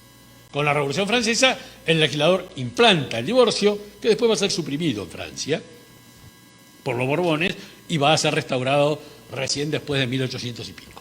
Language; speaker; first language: Spanish; native; Spanish